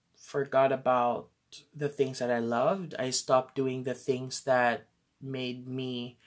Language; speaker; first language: English; non-native, local second language; Filipino